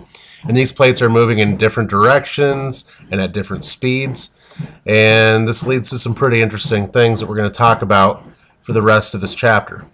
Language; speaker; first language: English; native; English